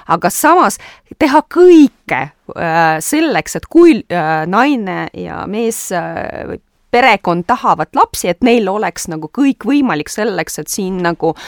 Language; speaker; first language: Estonian; non-native, local second language; Russian